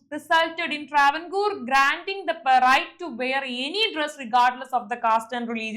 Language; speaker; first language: English; non-native, local second language; Malayalam